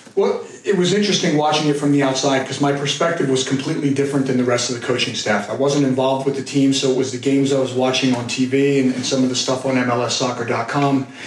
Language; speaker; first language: English; native; English